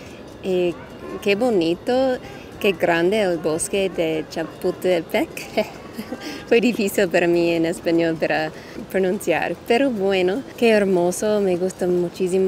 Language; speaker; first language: Spanish; non-native, learner; English